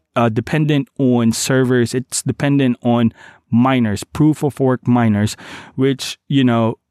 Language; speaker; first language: English; non-native, local second language; Cebuano